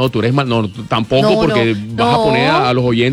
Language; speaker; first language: Spanish; native; Spanish